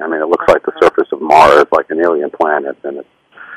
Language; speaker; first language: English; native; English